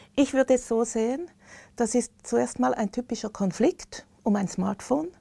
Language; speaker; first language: German; native; German